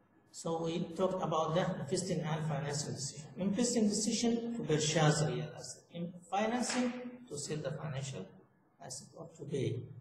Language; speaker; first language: English; non-native, fluent; Arabic